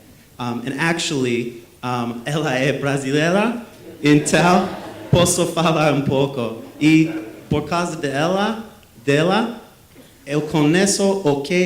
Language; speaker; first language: Portuguese; non-native, learner; English